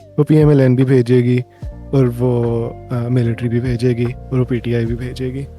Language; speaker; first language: Urdu; native; Urdu